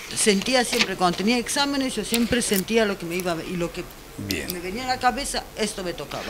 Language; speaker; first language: Spanish; non-native, fluent; Romanian